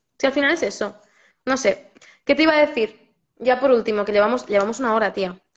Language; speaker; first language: Spanish; native; Spanish